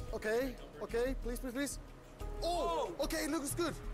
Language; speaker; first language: English; non-native, learner; Portuguese